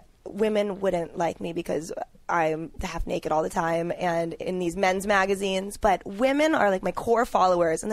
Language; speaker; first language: English; native; English